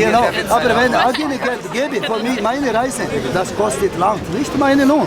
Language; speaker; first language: German; non-native, learner; Tibetan